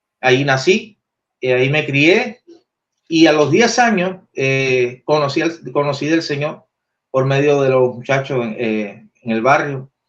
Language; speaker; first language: Spanish; native; Spanish